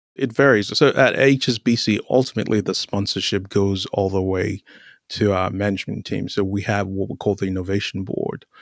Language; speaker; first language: English; non-native, local second language; Yoruba